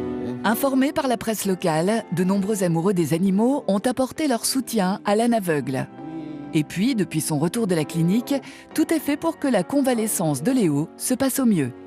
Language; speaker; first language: French; native; French